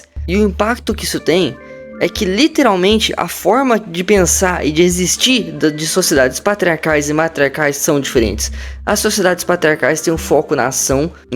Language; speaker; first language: Portuguese; native; Portuguese